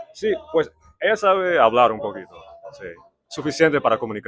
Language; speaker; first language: Spanish; non-native, learner; English